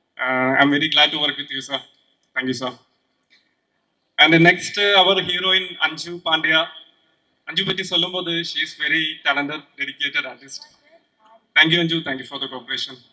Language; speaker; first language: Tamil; non-native, learner; Malayalam